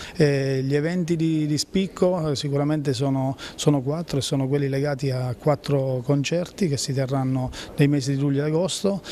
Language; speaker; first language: Italian; native; Italian